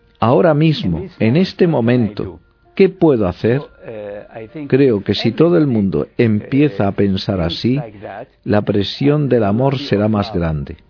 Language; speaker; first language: Spanish; non-native, fluent; Arabic